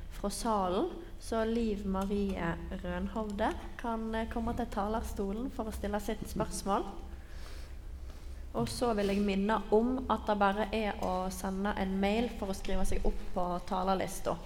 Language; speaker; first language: Norwegian; native; Norwegian